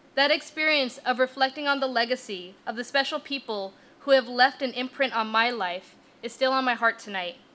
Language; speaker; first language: English; native; English